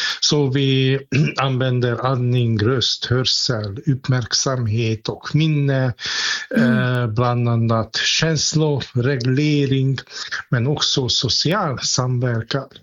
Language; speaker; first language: Swedish; non-native, fluent; Hungarian